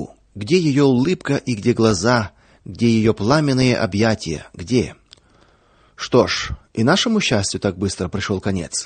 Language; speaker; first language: Russian; native; Russian